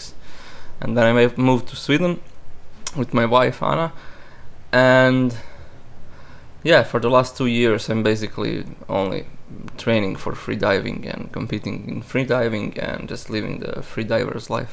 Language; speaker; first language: English; non-native, fluent; Croatian